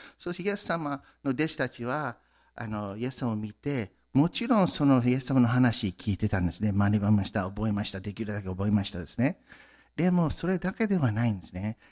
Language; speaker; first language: Japanese; non-native, fluent; English